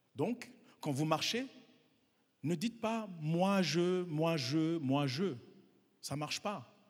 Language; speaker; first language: French; non-native, local second language; Kinyarwanda